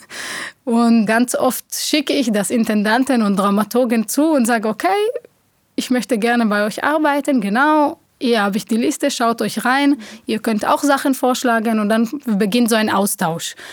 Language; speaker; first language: German; non-native, fluent; Hebrew